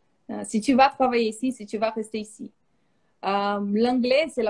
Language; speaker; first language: French; non-native, fluent; Portuguese